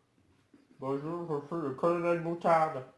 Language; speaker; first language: French; native; French